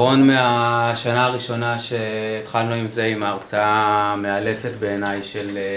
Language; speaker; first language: Hebrew; native; Hebrew